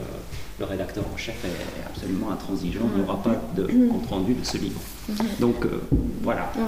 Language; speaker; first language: French; native; French